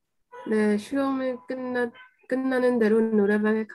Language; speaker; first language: Korean; non-native, learner; Burmese